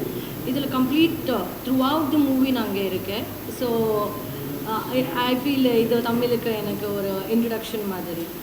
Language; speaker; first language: Tamil; non-native, learner; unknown